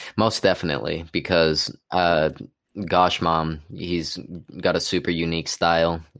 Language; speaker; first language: English; native; English